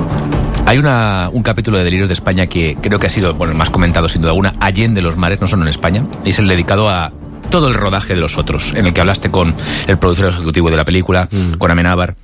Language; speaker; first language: Spanish; native; Spanish